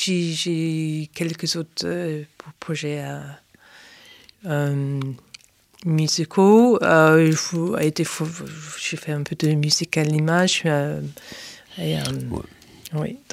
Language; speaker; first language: French; non-native, fluent; English